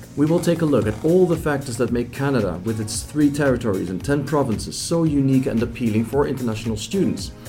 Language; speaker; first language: English; non-native, fluent; Dutch